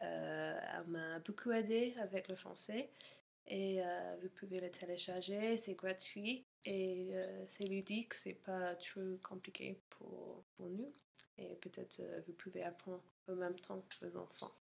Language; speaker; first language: French; non-native, fluent; English